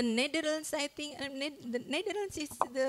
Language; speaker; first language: English; non-native, fluent; Indonesian